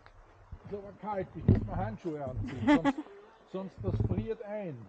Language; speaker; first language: German; native; German